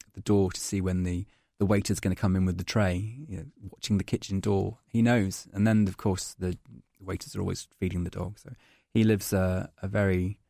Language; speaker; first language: English; native; English